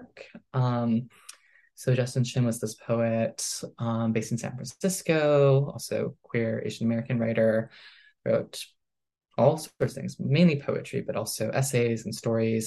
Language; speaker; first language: English; early bilingual, other home language; Min Nan Chinese